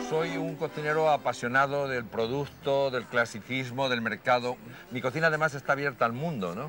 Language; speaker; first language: Spanish; native; Spanish